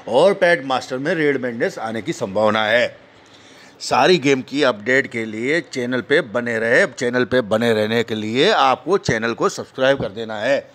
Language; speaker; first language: Hindi; native; Hindi